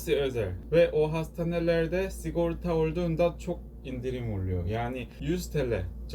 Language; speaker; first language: Turkish; non-native, learner; Korean